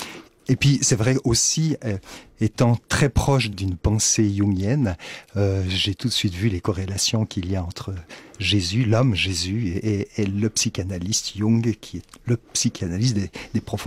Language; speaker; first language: French; native; French